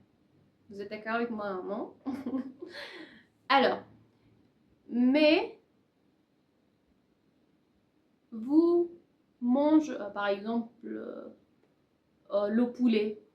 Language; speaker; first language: French; non-native, learner; Persian